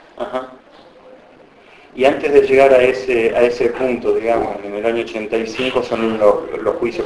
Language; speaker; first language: Spanish; native; Spanish